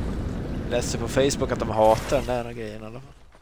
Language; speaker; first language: Swedish; native; Swedish